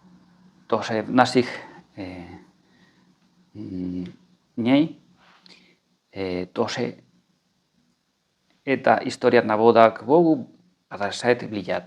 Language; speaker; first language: Russian; non-native, fluent; Spanish